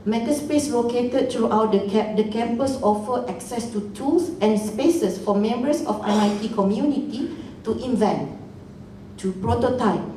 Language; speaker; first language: English; non-native, local second language; Malay